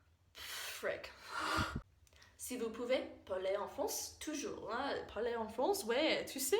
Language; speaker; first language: French; non-native, learner; English